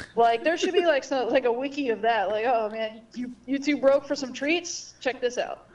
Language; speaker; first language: English; native; English